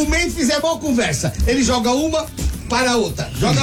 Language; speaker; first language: Portuguese; native; Portuguese